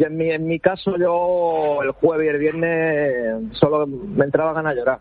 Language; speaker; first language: Spanish; native; Spanish